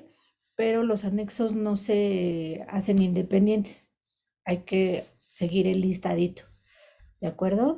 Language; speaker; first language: Spanish; native; Spanish